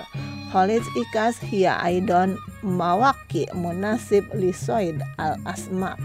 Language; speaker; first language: Arabic; non-native, fluent; Indonesian